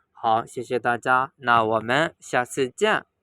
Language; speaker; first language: Chinese; non-native, fluent; Burmese